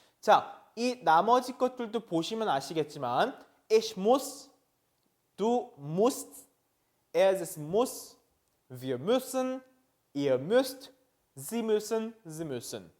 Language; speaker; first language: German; non-native, fluent; Korean